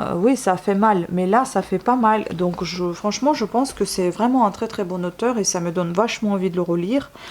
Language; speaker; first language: French; non-native, fluent; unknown